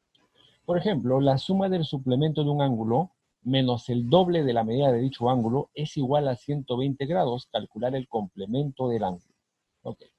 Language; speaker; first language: Spanish; native; Spanish